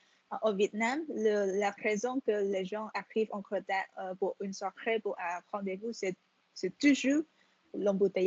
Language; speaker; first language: French; non-native, fluent; Vietnamese